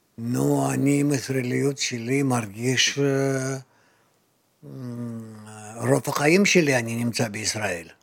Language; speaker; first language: Hebrew; non-native, fluent; Russian